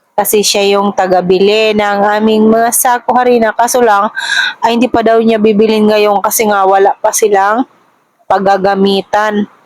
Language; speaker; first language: Filipino; non-native, local second language; Cebuano